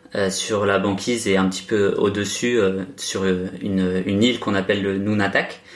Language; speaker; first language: French; native; French